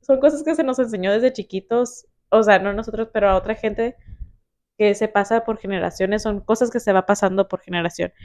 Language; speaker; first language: Spanish; early bilingual, heritage; Spanish